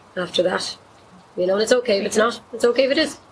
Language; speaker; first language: English; native; English